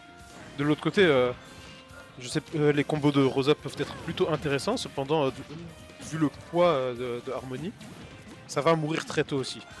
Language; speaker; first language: French; native; French